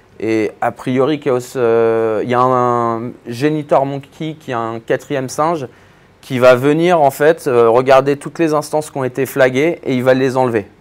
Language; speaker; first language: French; native; French